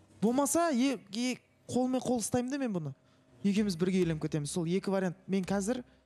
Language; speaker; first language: Kazakh; non-native, local second language; Russian